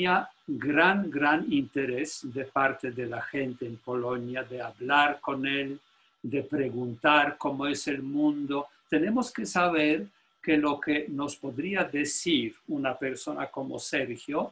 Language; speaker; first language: Spanish; non-native, fluent; Polish